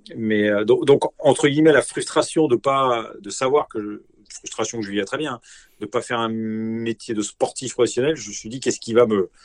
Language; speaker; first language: French; native; French